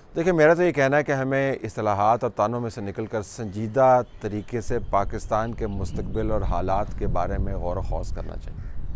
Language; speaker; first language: Urdu; native; Urdu